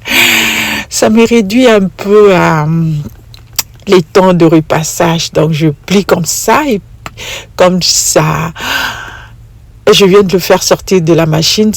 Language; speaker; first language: French; non-native, local second language; Lingala